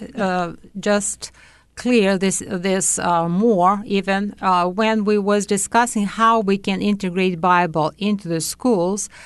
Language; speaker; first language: English; non-native, fluent; Latvian